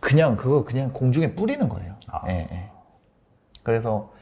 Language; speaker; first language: Korean; native; Korean